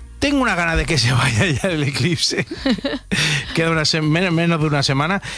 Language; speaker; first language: Spanish; native; Spanish